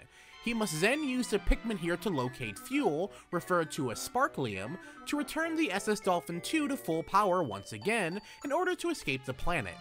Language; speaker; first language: English; native; English